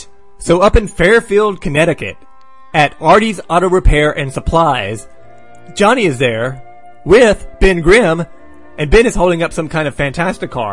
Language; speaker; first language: English; native; English